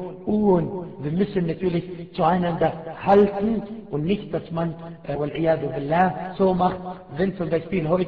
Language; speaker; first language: German; non-native, fluent; Arabic